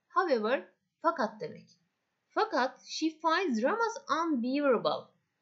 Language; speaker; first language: English; non-native, fluent; Turkish